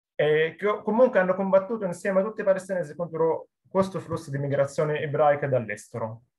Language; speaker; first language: Italian; non-native, fluent; Arabic